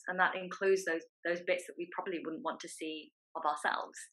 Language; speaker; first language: English; native; English